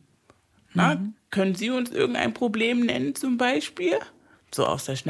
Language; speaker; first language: German; non-native, fluent; Spanish